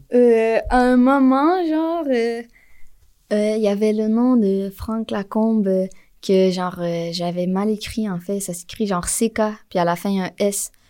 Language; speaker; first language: French; native; French